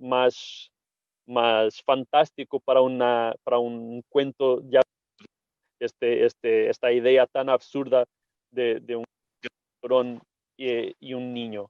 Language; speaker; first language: Spanish; non-native, fluent; Portuguese